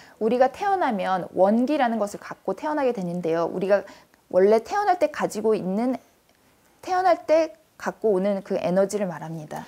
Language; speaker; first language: Korean; native; Korean